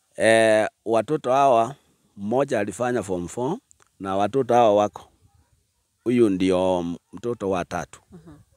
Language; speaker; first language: Swahili; non-native, local second language; Gusii